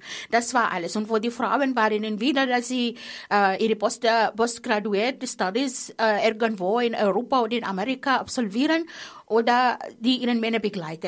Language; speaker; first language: German; non-native, fluent; Arabic